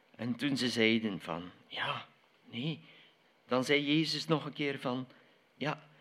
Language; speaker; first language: Dutch; native; Dutch